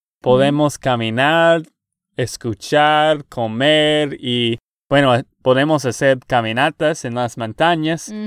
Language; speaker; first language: Spanish; non-native, fluent; English